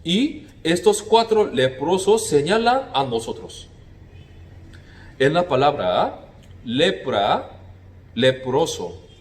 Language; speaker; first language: Spanish; non-native, fluent; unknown